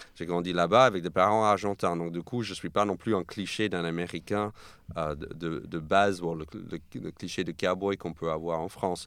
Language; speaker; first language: French; non-native, fluent; English